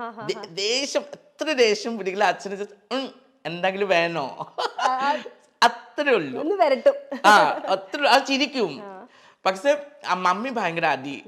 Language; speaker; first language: Malayalam; non-native, local second language; Assamese